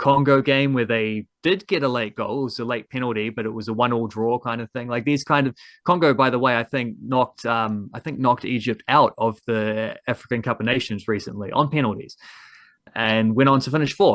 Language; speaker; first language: English; native; English